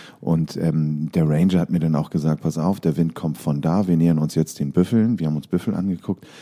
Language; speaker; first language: German; native; German